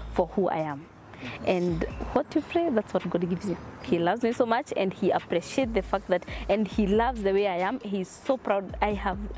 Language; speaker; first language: English; non-native, local second language; Kikuyu